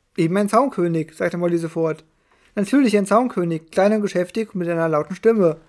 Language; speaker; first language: German; native; German